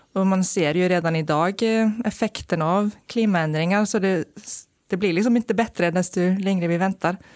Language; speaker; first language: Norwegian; non-native, fluent; Icelandic